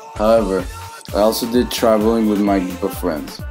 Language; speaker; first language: English; non-native, fluent; Spanish